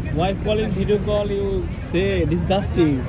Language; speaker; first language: English; non-native, learner; Bangla